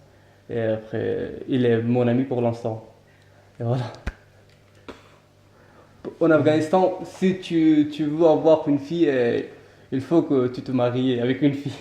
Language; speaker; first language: French; non-native, learner; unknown